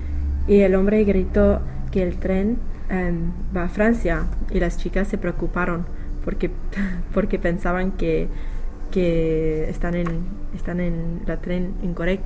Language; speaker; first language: Spanish; non-native, learner; English